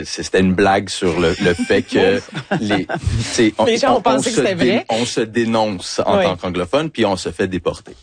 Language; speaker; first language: French; early bilingual, other home language; English